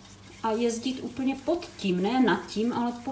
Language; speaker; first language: Czech; native; Czech